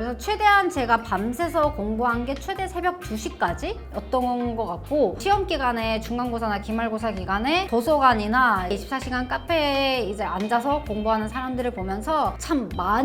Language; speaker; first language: Korean; non-native, fluent; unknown